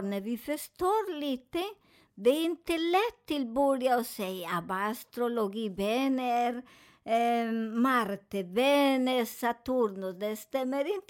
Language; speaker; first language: Swedish; non-native, learner; Spanish